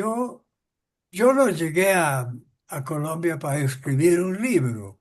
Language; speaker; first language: Spanish; non-native, fluent; English